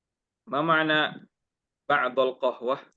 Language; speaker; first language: Arabic; non-native, fluent; Indonesian